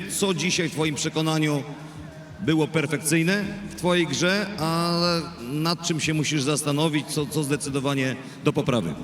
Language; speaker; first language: Polish; native; Polish